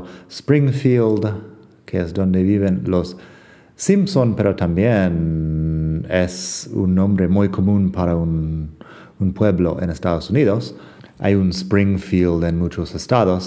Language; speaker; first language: Spanish; non-native, fluent; English